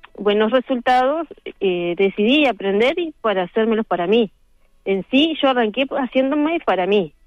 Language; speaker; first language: Spanish; native; Spanish